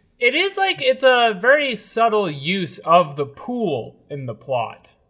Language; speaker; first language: English; native; English